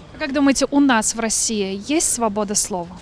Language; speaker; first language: Russian; native; Russian